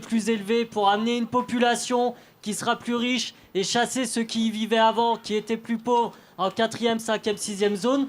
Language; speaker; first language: French; native; French